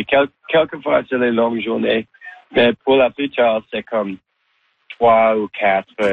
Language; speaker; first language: French; non-native, local second language; English